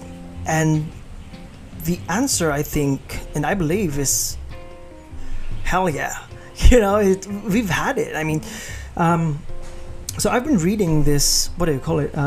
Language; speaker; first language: English; non-native, local second language; Hiligaynon